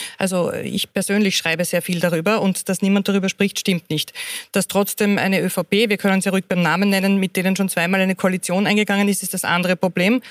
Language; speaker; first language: German; native; German